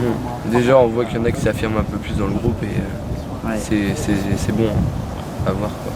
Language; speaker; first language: French; native; French